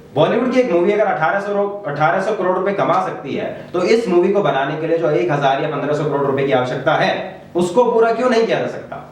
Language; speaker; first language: Hindi; native; Hindi